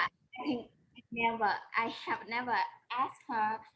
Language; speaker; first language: English; non-native, learner; Vietnamese